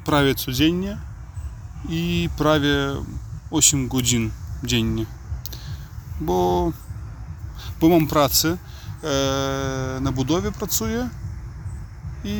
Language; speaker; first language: Polish; non-native, learner; Russian